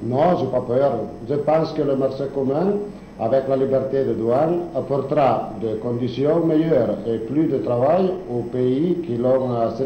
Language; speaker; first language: French; non-native, learner; Italian